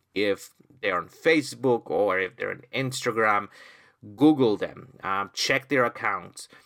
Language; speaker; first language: English; non-native, fluent; Polish